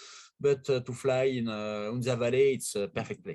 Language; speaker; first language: English; non-native, learner; French